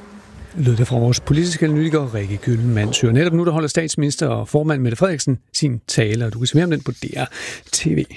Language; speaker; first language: Danish; native; Danish